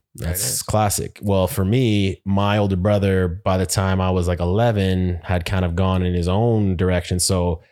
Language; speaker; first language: English; native; English